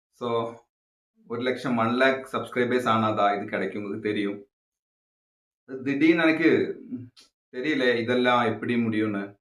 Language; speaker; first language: Tamil; non-native, local second language; Malayalam